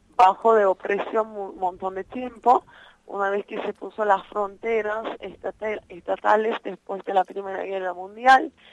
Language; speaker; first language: Spanish; non-native, fluent; Kurdish